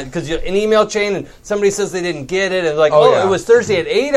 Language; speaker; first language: English; native; English